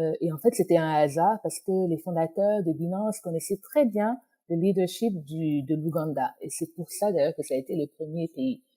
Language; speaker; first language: French; native; French